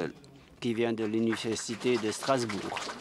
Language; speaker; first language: French; non-native, fluent; Chinese